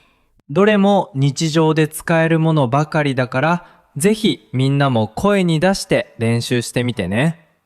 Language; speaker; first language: Japanese; native; Japanese